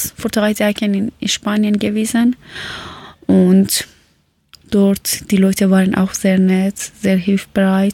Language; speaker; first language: German; non-native, fluent; Persian